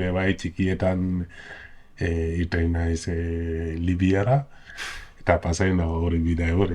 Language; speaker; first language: Basque; non-native, learner; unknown